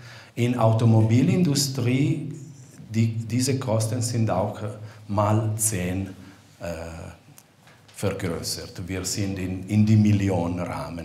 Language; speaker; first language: German; non-native, fluent; Italian